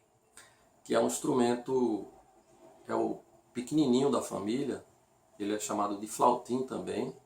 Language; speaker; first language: Portuguese; native; Portuguese